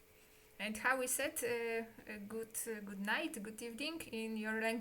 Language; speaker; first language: English; non-native, learner; Polish